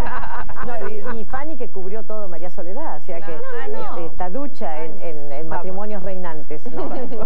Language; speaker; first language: Spanish; native; Spanish